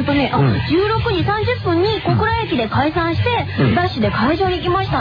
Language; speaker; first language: Japanese; native; Japanese